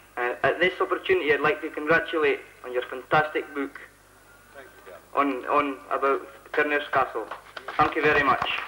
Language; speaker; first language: English; native; English